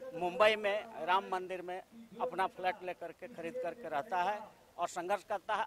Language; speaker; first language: Hindi; native; Hindi